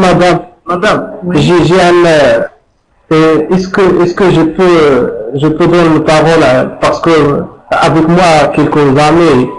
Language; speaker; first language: French; non-native, learner; Arabic